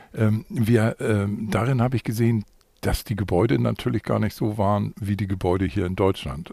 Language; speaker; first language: German; native; German